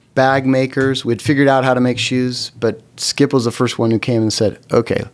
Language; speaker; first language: English; native; English